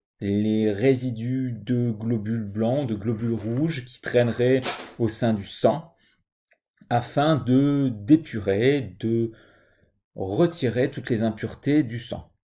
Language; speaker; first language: French; native; French